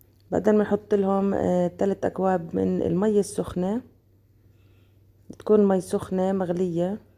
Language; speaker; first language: Arabic; native; Arabic